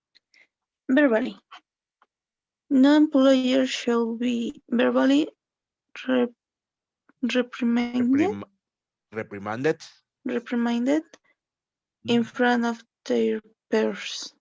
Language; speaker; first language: English; non-native, learner; Spanish